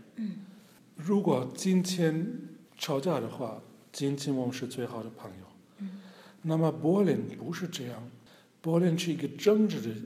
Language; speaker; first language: Chinese; non-native, fluent; German